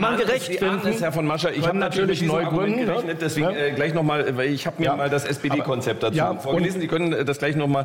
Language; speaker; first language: German; native; German